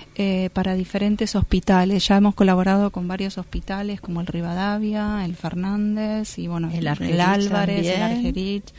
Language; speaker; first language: Spanish; native; Spanish